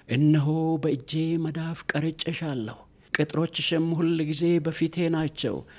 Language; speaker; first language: Amharic; non-native, local second language; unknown